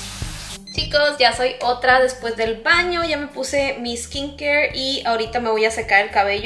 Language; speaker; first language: Spanish; native; Spanish